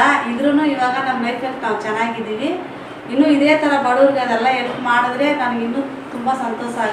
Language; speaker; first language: Kannada; native; Kannada